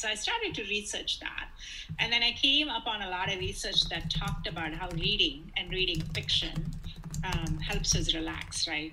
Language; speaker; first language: English; non-native, local second language; Telugu